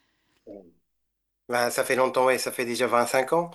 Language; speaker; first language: French; non-native, fluent; Japanese